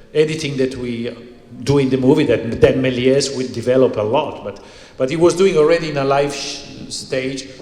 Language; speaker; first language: English; non-native, fluent; Italian